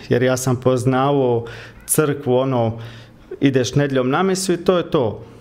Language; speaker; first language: Croatian; early bilingual, heritage; Croatian